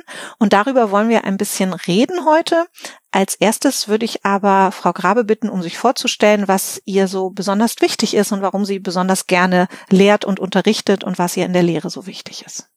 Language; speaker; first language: German; native; German